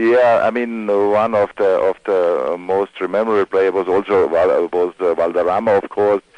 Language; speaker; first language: English; non-native, fluent; German